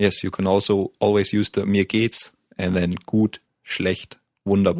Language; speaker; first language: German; native; German